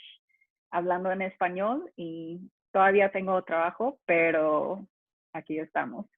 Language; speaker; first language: Spanish; non-native, fluent; English